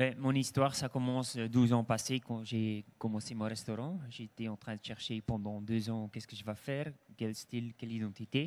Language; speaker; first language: French; non-native, local second language; Dutch